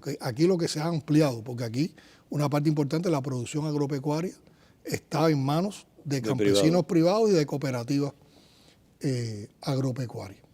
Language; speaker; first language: Spanish; native; Spanish